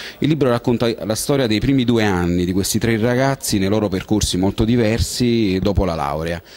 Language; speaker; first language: Italian; native; Italian